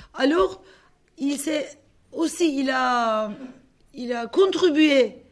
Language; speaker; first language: French; non-native, fluent; Turkish